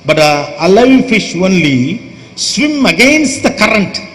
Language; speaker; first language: English; non-native, local second language; Tamil